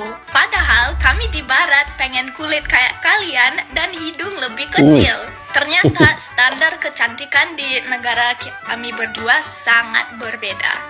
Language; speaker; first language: Indonesian; non-native, fluent; English